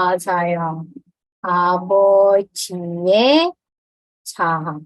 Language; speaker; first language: Korean; non-native, fluent; Indonesian